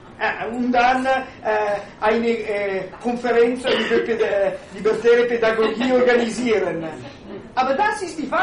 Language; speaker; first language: German; non-native, fluent; Italian